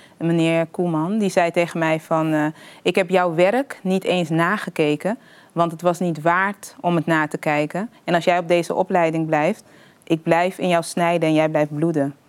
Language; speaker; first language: Dutch; early bilingual, other home language; Papiamento